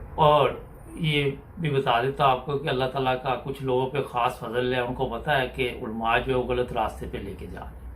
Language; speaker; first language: Urdu; native; Urdu